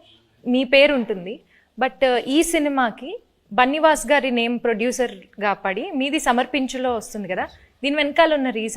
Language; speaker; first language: Telugu; native; Telugu